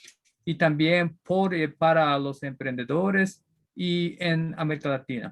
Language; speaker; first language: Spanish; non-native, learner; Japanese